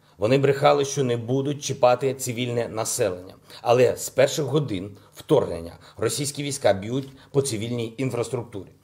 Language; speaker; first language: Ukrainian; non-native, local second language; Russian